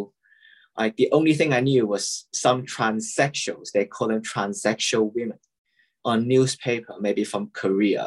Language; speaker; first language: English; non-native, local second language; Cantonese